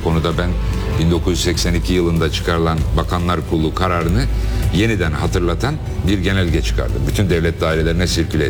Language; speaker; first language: Turkish; native; Turkish